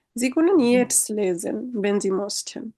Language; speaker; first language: German; non-native, learner; Bangla